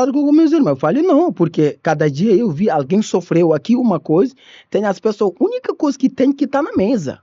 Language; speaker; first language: Portuguese; non-native, learner; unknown